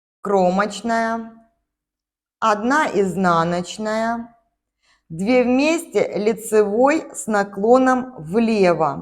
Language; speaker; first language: Russian; native; Russian